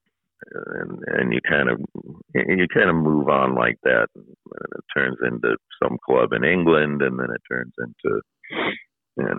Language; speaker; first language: English; native; English